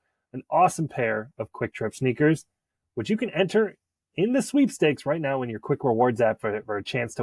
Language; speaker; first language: English; native; English